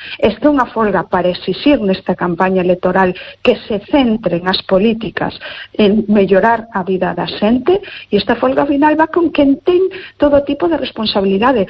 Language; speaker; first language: Galician; non-native, local second language; Spanish